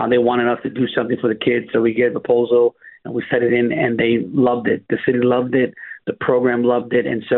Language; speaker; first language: English; native; English